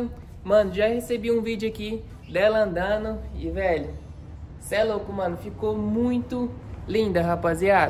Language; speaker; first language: Portuguese; native; Portuguese